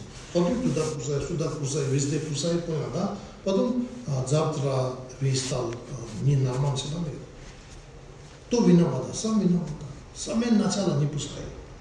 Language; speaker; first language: Russian; non-native, learner; Tibetan